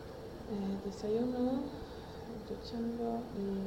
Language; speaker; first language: Spanish; non-native, learner; Swedish